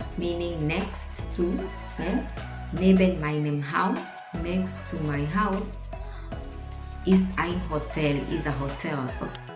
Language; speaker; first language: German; non-native, learner; Swahili